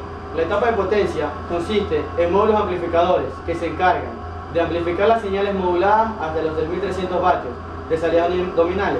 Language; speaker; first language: Spanish; native; Spanish